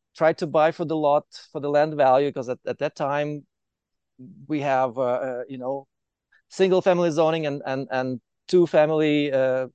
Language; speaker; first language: English; non-native, fluent; Ukrainian